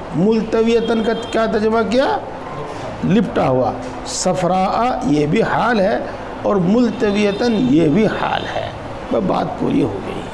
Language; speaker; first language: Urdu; native; Urdu